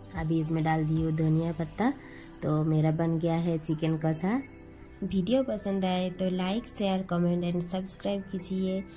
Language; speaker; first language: Hindi; non-native, local second language; Bangla